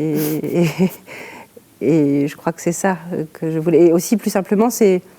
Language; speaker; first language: French; native; French